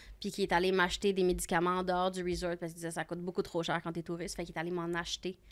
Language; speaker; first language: French; early bilingual, other home language; Arabic